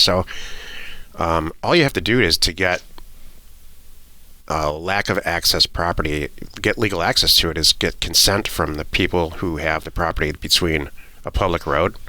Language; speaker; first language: English; native; English